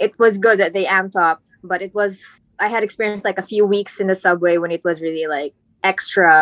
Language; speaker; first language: English; non-native, local second language; Filipino